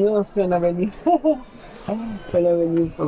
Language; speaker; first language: French; non-native, fluent; Spanish